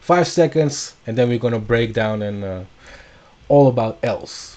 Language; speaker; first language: English; non-native, fluent; Dutch